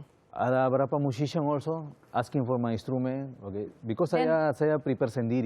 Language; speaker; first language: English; non-native, learner; Spanish